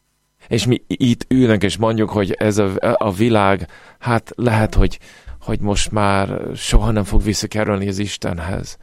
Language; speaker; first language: Hungarian; non-native, fluent; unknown